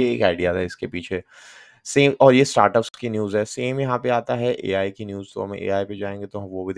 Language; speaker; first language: Hindi; native; Hindi